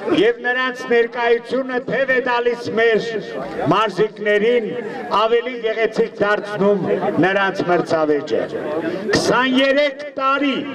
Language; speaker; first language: Armenian; native; Armenian